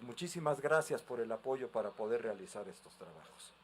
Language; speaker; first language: Spanish; native; Spanish